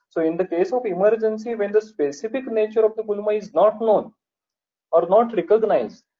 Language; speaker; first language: English; non-native, local second language; Marathi